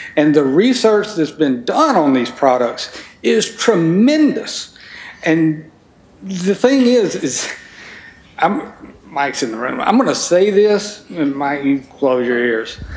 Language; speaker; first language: English; native; English